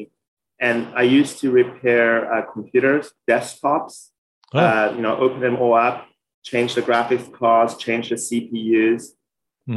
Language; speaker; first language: English; early bilingual, other home language; Chinese